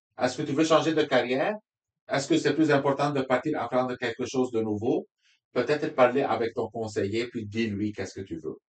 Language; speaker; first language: French; non-native, local second language; Arabic